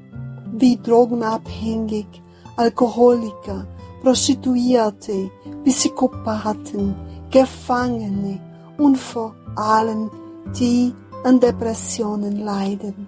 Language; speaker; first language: German; non-native, fluent; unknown